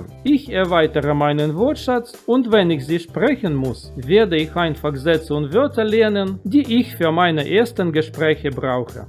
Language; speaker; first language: German; non-native, fluent; Russian